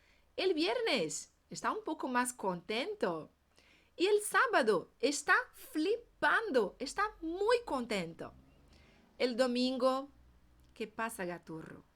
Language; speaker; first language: Spanish; non-native, fluent; Portuguese